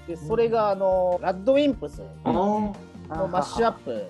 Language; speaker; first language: Japanese; native; Japanese